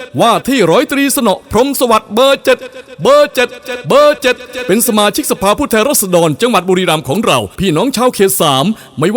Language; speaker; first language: Thai; native; Thai